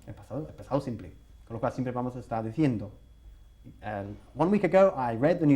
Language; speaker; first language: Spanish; non-native, fluent; English